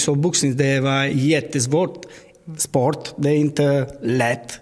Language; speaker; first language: Swedish; non-native, learner; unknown